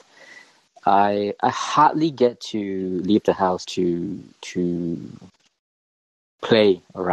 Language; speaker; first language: English; non-native, local second language; Cantonese